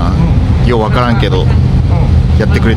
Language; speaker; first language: Japanese; native; Japanese